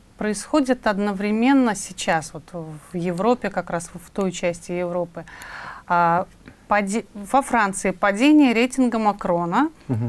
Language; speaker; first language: Russian; native; Russian